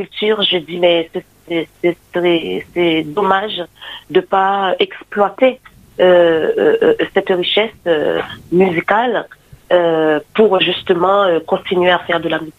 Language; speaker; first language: French; non-native, local second language; Haitian Creole